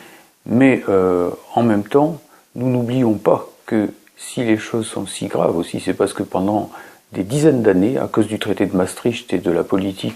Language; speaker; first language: French; native; French